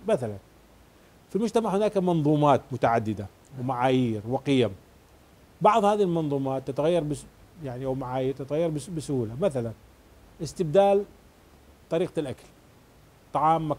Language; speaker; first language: Arabic; native; Arabic